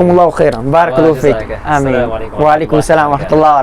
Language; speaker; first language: Arabic; non-native, learner; Spanish